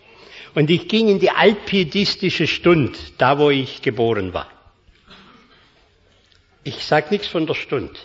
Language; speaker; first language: German; native; German